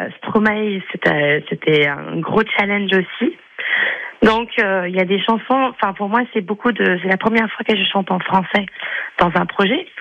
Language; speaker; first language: French; non-native, fluent; English